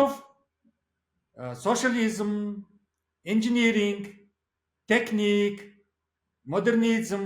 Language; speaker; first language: English; non-native, learner; Mongolian